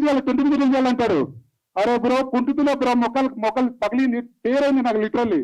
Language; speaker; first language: Telugu; native; Telugu